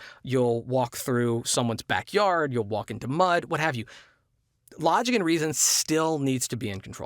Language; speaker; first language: English; native; English